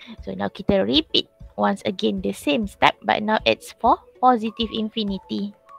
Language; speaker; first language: English; non-native, local second language; Malay